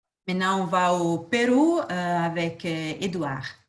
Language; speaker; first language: French; non-native, fluent; Portuguese